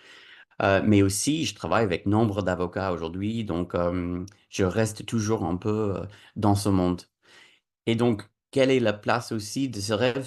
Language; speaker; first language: French; non-native, fluent; English